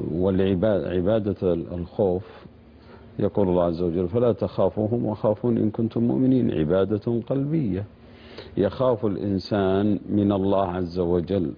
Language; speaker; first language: Arabic; native; Arabic